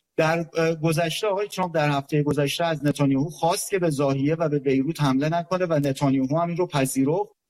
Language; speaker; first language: Persian; native; Persian